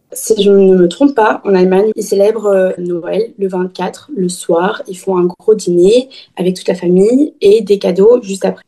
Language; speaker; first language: French; early bilingual, heritage; French